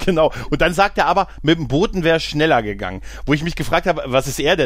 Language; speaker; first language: German; native; German